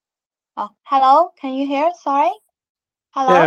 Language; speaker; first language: English; non-native, learner; Chinese